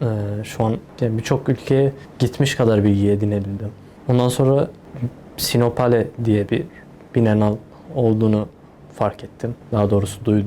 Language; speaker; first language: Turkish; early bilingual, other home language; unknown